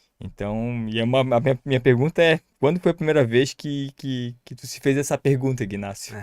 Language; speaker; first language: Portuguese; native; Portuguese